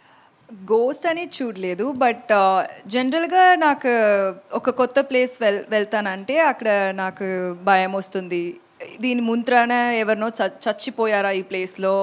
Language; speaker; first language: Telugu; non-native, learner; Tamil